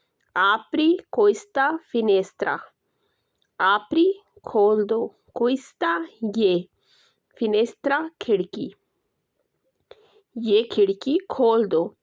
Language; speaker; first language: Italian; non-native, learner; Urdu